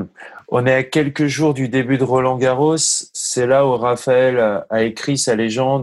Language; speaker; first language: French; native; French